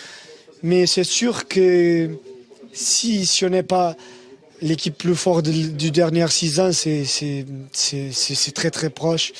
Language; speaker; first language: French; non-native, fluent; Portuguese